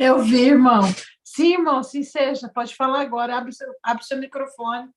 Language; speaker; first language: Portuguese; native; Portuguese